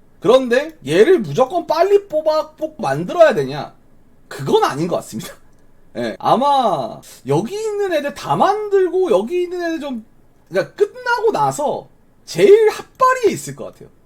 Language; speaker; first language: Korean; native; Korean